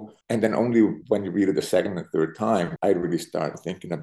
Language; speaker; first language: English; non-native, fluent; Italian